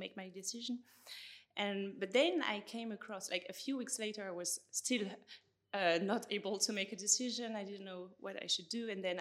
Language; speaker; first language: English; non-native, fluent; French